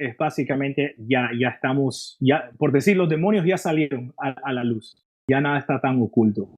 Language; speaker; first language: Spanish; early bilingual, heritage; Spanish